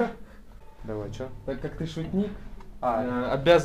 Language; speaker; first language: Russian; native; Russian